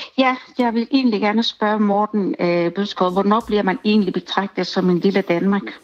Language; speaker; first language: Danish; non-native, fluent; Spanish